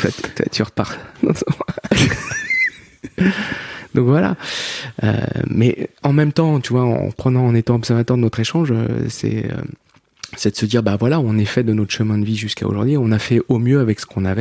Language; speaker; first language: French; native; French